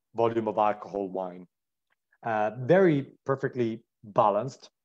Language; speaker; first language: English; non-native, fluent; Italian